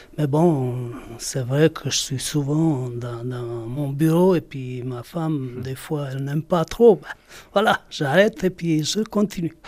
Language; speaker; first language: French; non-native, fluent; Bosnian